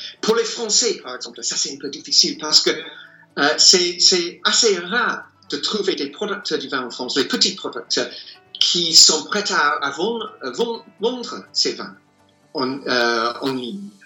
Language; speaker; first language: French; non-native, fluent; English